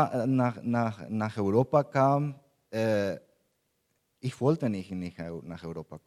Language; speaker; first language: German; non-native, fluent; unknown